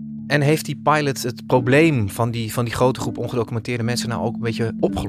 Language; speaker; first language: Dutch; native; Dutch